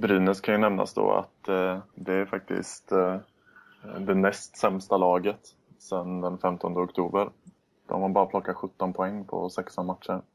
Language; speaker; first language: Swedish; native; Swedish